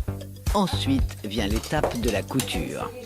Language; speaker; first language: French; native; French